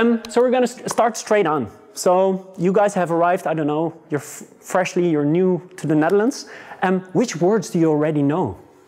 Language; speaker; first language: English; non-native, fluent; Dutch